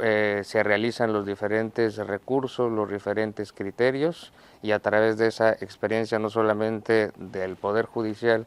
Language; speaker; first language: Spanish; native; Spanish